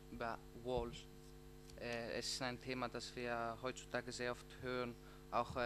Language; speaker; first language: German; non-native, fluent; Greek